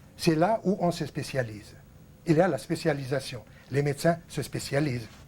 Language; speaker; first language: French; non-native, local second language; Arabic